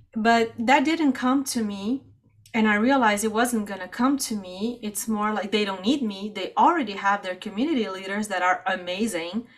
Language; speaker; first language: English; non-native, fluent; Portuguese